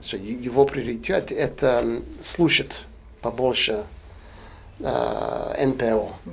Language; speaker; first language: Russian; non-native, fluent; English